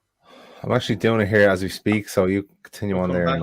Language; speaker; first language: English; native; English